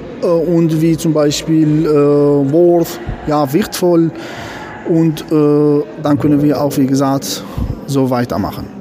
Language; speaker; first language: German; non-native, fluent; Arabic